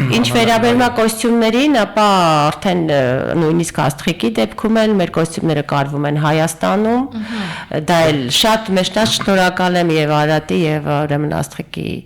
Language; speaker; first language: Armenian; native; Armenian